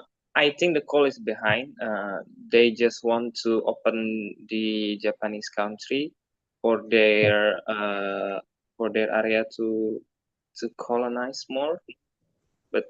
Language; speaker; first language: English; non-native, learner; Indonesian